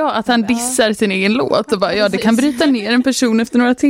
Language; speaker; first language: Swedish; native; Swedish